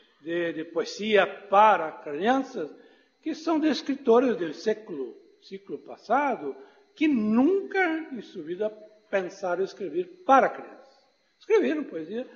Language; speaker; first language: Portuguese; non-native, fluent; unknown